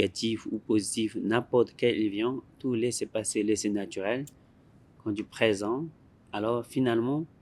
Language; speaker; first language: French; non-native, learner; Tibetan